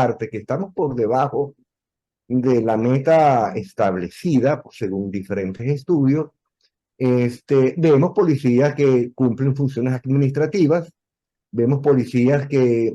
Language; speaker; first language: Spanish; native; Spanish